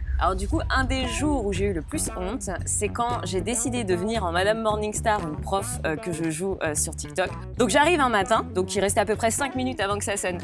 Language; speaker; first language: French; native; French